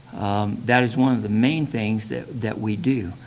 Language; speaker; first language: English; native; English